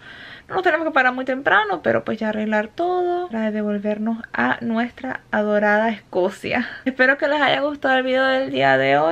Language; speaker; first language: Spanish; native; Spanish